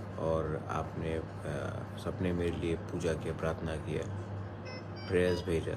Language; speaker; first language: Hindi; non-native, local second language; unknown